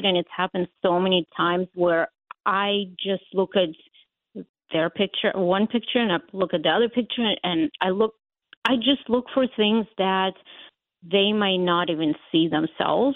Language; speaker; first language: English; non-native, fluent; Latvian